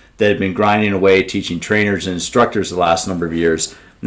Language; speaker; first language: English; native; English